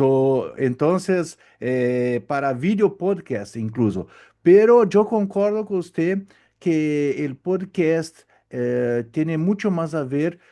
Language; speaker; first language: Spanish; non-native, learner; Portuguese